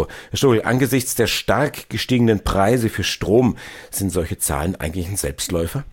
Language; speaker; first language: German; native; German